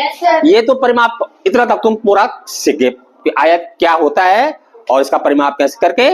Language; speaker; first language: Hindi; native; Hindi